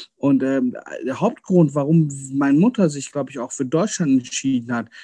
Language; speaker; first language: German; early bilingual, other home language; Arabic